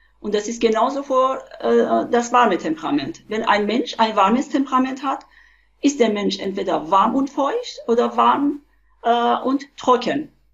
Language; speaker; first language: German; non-native, fluent; Persian